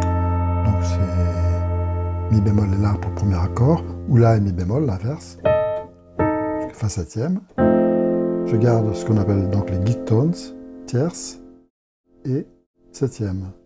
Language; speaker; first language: French; native; French